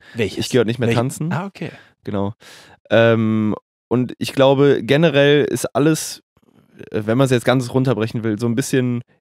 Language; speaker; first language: German; native; German